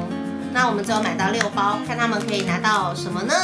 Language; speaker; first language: Chinese; native; Chinese